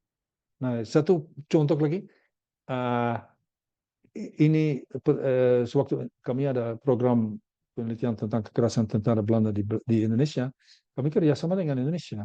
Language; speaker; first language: Indonesian; non-native, learner; Dutch